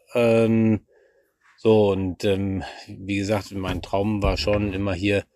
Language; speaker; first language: German; native; German